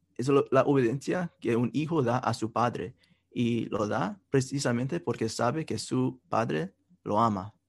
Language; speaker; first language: Spanish; non-native, fluent; English